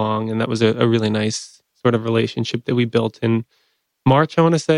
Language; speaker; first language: English; native; English